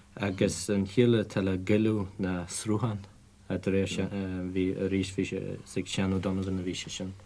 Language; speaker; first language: Irish; native; Irish